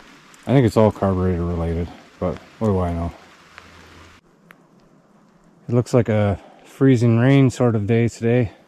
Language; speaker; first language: English; native; English